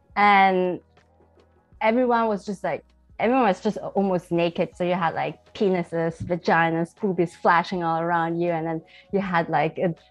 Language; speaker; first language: English; early bilingual, heritage; Chinese